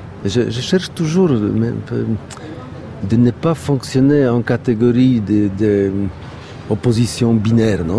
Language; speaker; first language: French; non-native, fluent; Polish